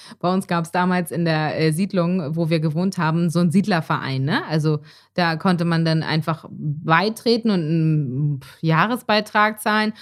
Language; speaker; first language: German; native; German